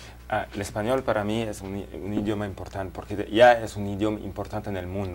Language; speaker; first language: Spanish; non-native, fluent; French